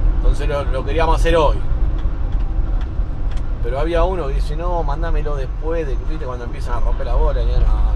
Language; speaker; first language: Spanish; native; Spanish